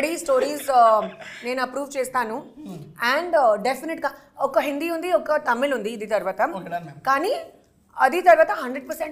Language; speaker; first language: Telugu; non-native, local second language; Hindi